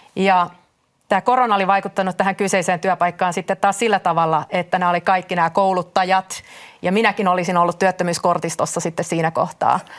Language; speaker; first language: Finnish; native; Finnish